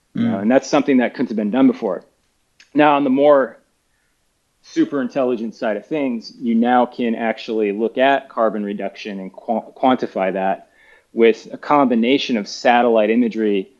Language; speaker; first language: English; native; English